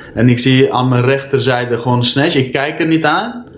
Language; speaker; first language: Dutch; early bilingual, heritage; Dutch